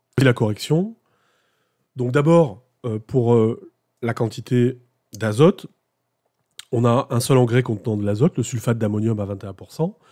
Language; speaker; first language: French; native; French